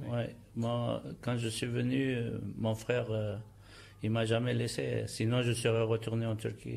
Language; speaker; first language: French; non-native, fluent; Turkish